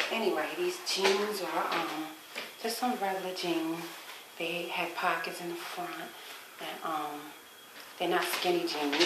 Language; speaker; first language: English; native; English